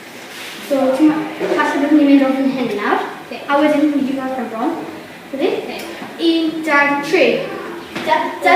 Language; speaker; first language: Welsh; non-native, local second language; English